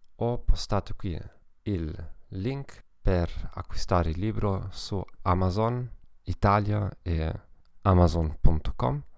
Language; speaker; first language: Italian; non-native, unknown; German